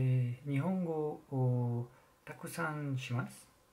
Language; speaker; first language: Japanese; non-native, learner; French